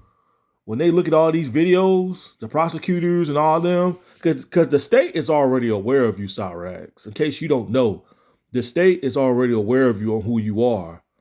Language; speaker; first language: English; native; English